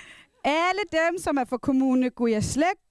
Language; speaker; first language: Danish; non-native, local second language; Kalaallisut